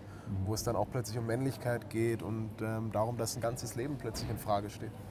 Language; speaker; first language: German; native; German